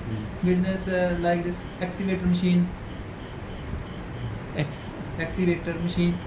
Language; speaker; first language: English; non-native, learner; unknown